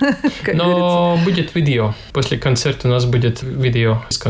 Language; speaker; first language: Russian; non-native, local second language; Latvian